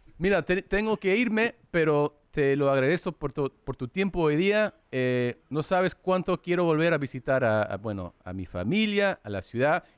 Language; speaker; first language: Spanish; early bilingual, heritage; English